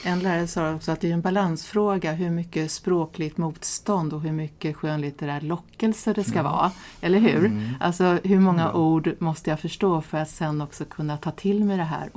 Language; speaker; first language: Swedish; native; Swedish